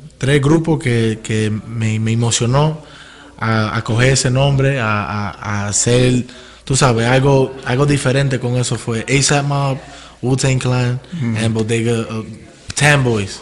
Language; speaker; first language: Spanish; early bilingual, heritage; Spanish